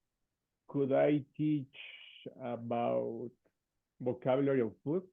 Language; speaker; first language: English; non-native, fluent; Spanish